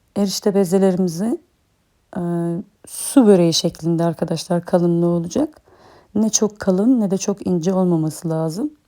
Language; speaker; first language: Turkish; native; Turkish